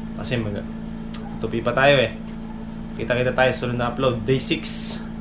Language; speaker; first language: Filipino; non-native, local second language; Pampanga